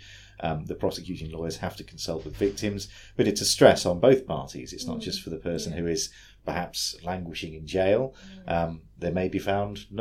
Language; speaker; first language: English; native; English